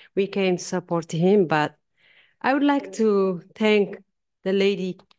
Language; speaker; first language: English; non-native, learner; Amharic